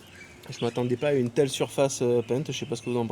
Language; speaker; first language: French; native; French